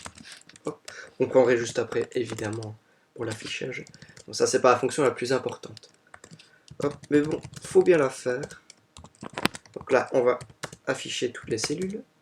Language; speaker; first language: French; native; French